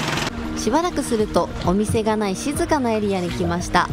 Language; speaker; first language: Japanese; native; Japanese